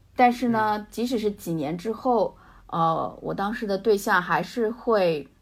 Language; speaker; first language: Chinese; native; Chinese